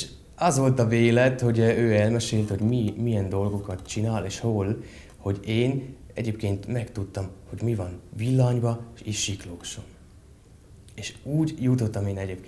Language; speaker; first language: Hungarian; non-native, fluent; German